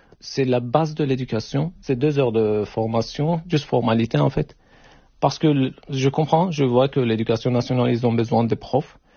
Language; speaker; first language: French; non-native, learner; Turkish